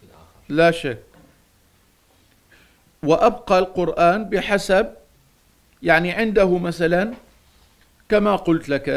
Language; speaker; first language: Arabic; non-native, fluent; Turkish